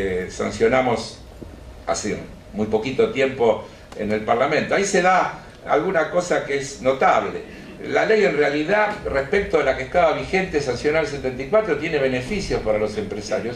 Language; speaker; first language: Spanish; native; Spanish